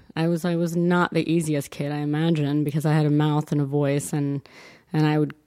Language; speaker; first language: English; early bilingual, other home language; Italian